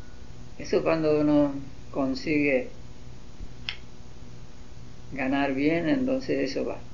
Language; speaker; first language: Spanish; non-native, learner; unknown